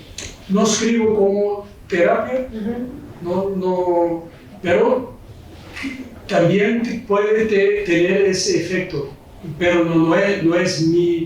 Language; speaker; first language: Spanish; non-native, fluent; Portuguese